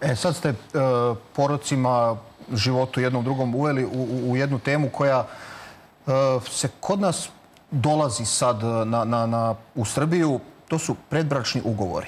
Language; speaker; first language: Serbian; native; Serbian